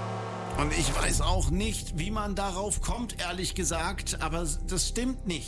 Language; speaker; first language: German; native; German